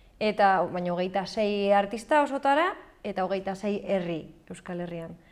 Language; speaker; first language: Basque; native; Basque